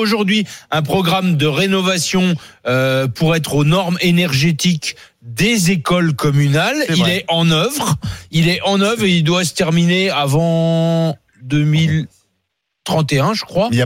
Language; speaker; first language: French; native; French